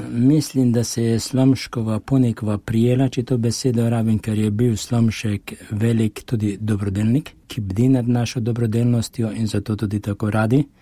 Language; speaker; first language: Slovenian; native; Slovenian